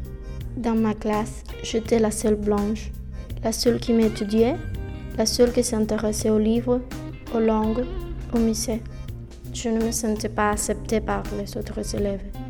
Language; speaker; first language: French; non-native, learner; Spanish